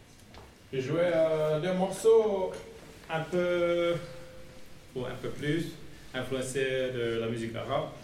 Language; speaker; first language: French; non-native, learner; Finnish